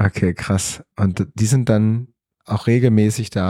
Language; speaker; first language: German; native; German